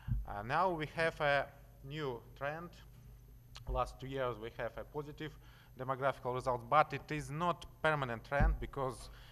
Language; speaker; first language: English; non-native, learner; Russian